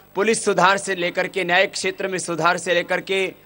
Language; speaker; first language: Hindi; native; Hindi